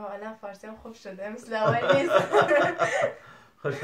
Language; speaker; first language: Persian; non-native, fluent; Kurdish